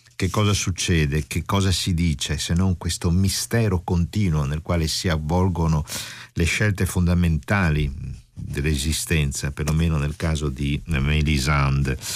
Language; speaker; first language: Italian; native; Italian